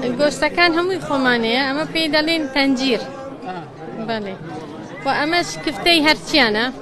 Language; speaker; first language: Central Kurdish; non-native, local second language; Kurdish